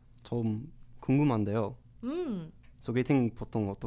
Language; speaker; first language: Korean; non-native, learner; English